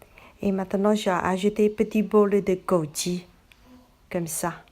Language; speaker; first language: French; non-native, learner; Chinese